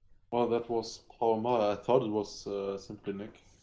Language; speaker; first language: English; non-native, fluent; German